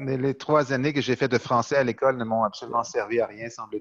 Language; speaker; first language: French; native; French